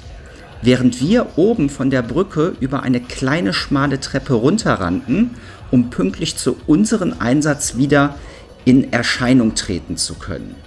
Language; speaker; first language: German; native; German